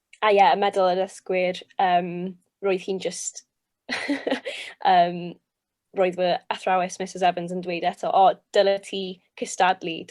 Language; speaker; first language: Welsh; non-native, local second language; English